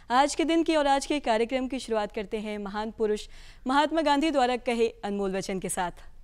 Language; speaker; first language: Hindi; native; Hindi